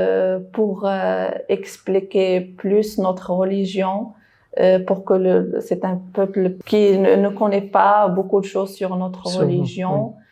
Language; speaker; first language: French; non-native, local second language; Arabic